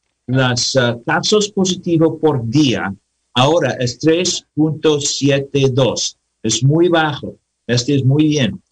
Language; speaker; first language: Spanish; non-native, learner; English